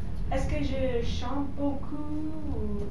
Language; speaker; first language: French; non-native, learner; English